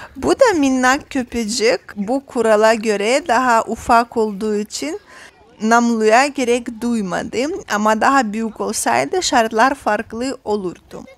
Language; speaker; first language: Turkish; non-native, fluent; Russian